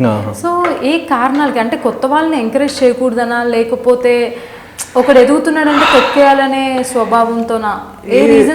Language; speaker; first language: Telugu; native; Telugu